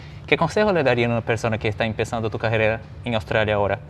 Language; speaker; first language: Spanish; non-native, learner; Portuguese